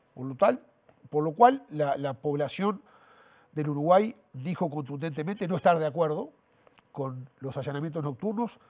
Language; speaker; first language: Spanish; native; Spanish